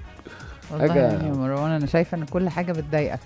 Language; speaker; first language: Arabic; native; Arabic